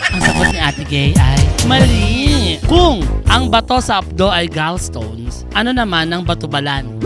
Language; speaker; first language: Filipino; native; Filipino